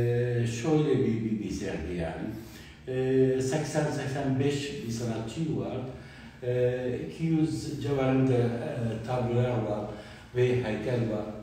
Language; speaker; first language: Turkish; non-native, learner; Arabic